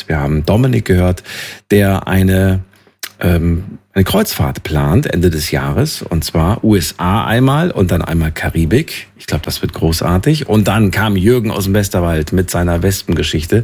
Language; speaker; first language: German; native; German